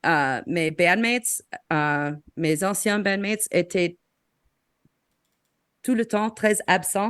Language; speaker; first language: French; non-native, fluent; English